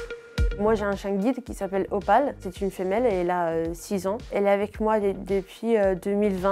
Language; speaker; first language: French; non-native, fluent; Italian